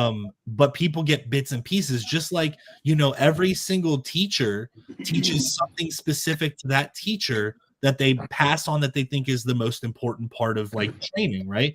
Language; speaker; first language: English; native; English